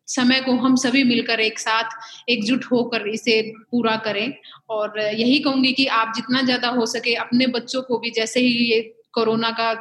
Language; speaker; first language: Hindi; native; Hindi